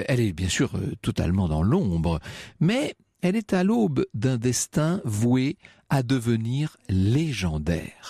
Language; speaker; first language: French; native; French